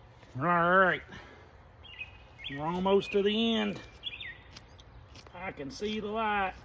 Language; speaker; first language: English; native; English